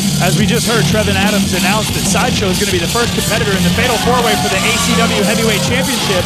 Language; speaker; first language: English; native; English